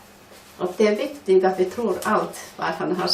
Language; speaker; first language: Swedish; non-native, fluent; Finnish